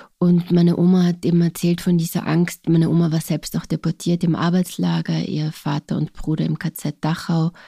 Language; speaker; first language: German; non-native, local second language; Slovenian